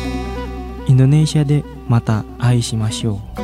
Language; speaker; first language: Japanese; non-native, fluent; Indonesian